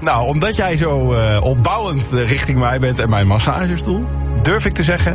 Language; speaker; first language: Dutch; native; Dutch